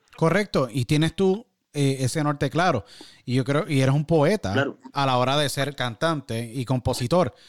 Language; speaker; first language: Spanish; native; Spanish